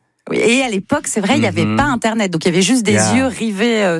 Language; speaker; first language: French; native; French